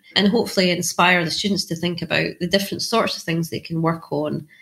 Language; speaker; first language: English; native; English